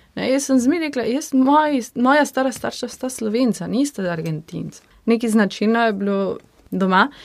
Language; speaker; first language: Slovenian; early bilingual, heritage; Slovenian